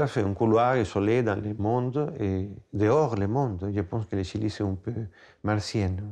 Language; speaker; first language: French; non-native, fluent; Spanish